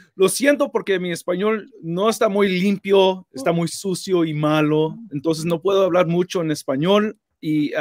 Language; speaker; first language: Spanish; non-native, learner; English